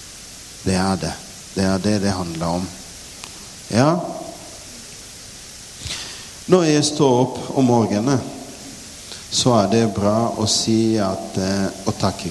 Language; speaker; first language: Norwegian; non-native, fluent; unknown